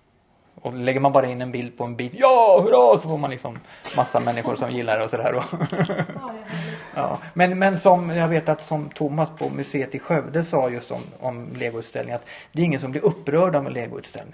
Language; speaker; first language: Swedish; native; Swedish